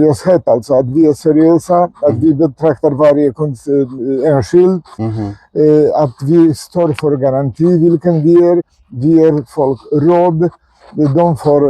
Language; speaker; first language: Swedish; non-native, fluent; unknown